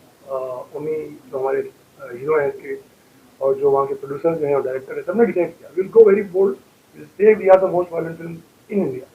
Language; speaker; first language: Hindi; native; Hindi